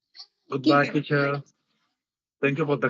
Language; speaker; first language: English; non-native, learner; Spanish